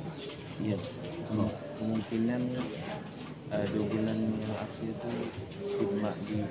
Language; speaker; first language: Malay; non-native, learner; Maranao